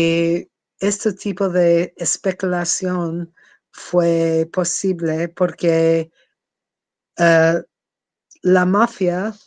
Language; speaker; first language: Spanish; non-native, fluent; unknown